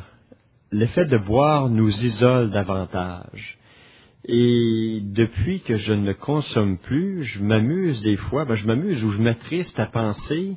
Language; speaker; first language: French; native; French